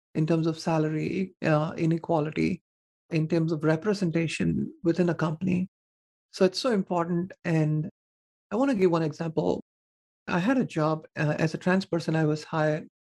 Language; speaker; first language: English; non-native, local second language; Tamil